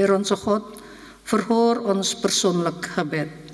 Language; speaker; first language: Dutch; non-native, fluent; Indonesian